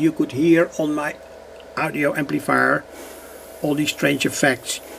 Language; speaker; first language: English; non-native, fluent; Dutch